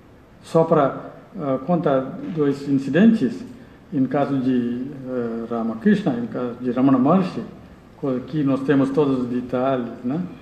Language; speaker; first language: Portuguese; non-native, learner; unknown